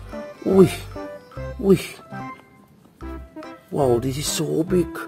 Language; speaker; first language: English; non-native, learner; Indonesian